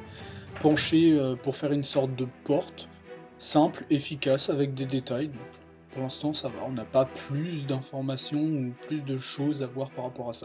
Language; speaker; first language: French; native; French